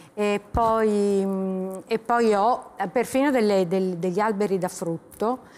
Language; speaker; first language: Italian; native; Italian